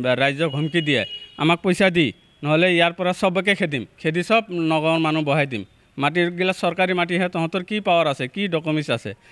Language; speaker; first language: Assamese; non-native, local second language; Bangla